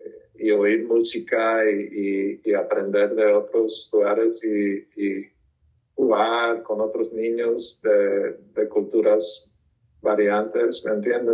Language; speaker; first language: Spanish; early bilingual, heritage; Spanish